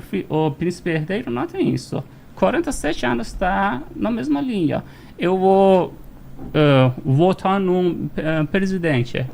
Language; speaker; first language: Portuguese; non-native, fluent; Persian